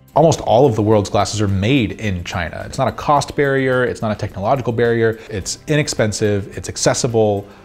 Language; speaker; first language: English; native; English